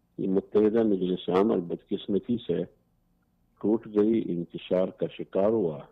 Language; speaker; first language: Urdu; non-native, local second language; Pashto